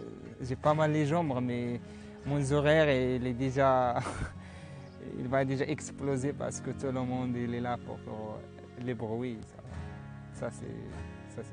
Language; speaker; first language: French; non-native, learner; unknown